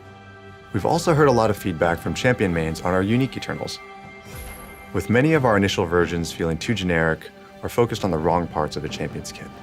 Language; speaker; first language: English; native; English